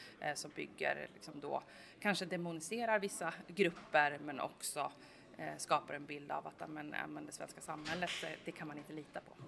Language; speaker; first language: Swedish; native; Swedish